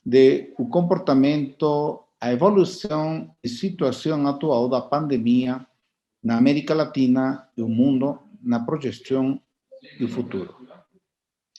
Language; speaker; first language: Portuguese; non-native, fluent; Spanish